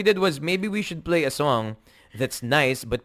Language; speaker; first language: English; non-native, local second language; Filipino